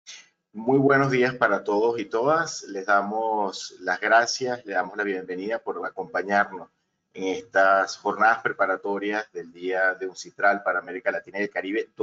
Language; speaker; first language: Spanish; native; Spanish